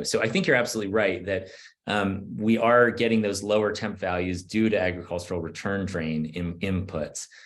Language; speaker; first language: English; native; English